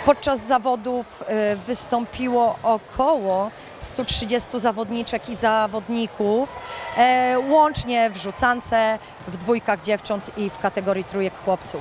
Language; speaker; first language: Polish; native; Polish